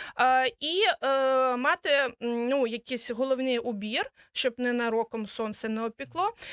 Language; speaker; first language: Ukrainian; native; Ukrainian